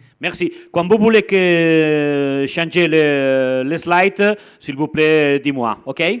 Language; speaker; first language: French; non-native, learner; Italian